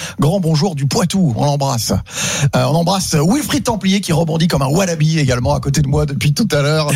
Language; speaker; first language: French; native; French